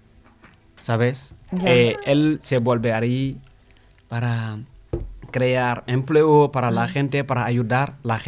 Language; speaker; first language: Spanish; non-native, learner; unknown